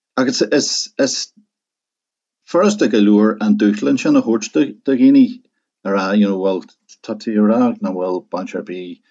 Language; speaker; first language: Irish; non-native, local second language; English